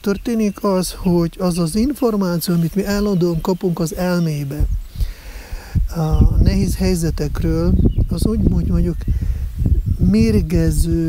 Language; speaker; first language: Hungarian; non-native, fluent; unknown